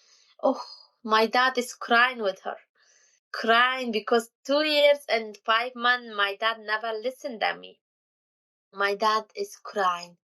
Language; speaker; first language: English; non-native, learner; Kurdish